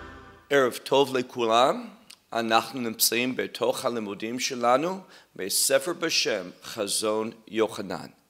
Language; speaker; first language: Hebrew; non-native, fluent; English